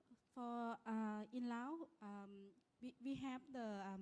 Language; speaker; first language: English; non-native, learner; Lao